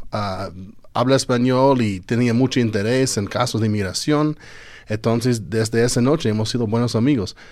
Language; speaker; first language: Spanish; non-native, fluent; English